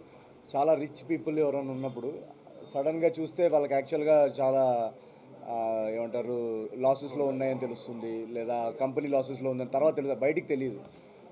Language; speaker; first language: Telugu; native; Telugu